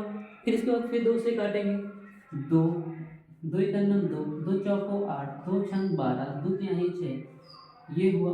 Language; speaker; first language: Hindi; native; Hindi